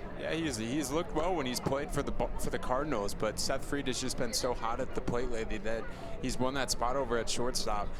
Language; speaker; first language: English; native; English